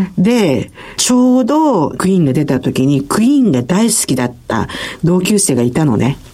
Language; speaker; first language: Japanese; native; Japanese